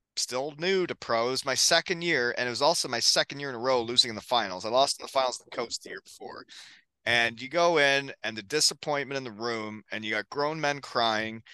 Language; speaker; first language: English; native; English